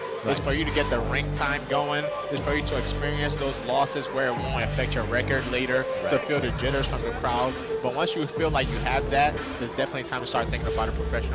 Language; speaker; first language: English; native; English